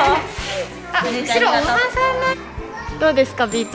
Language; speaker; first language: Japanese; native; Japanese